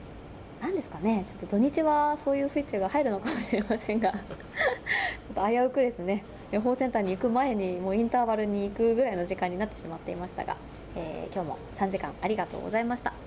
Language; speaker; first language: Japanese; native; Japanese